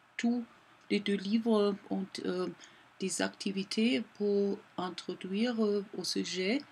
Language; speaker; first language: French; non-native, learner; German